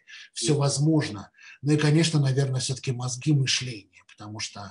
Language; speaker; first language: Russian; native; Russian